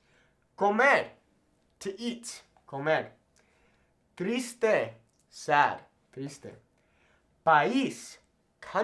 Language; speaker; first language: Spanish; non-native, fluent; English